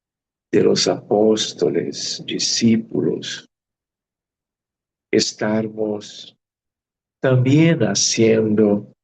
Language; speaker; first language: Spanish; non-native, fluent; Portuguese